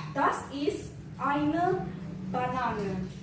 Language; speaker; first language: German; non-native, learner; Indonesian